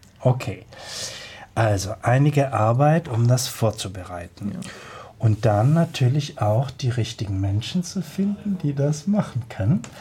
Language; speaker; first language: German; native; German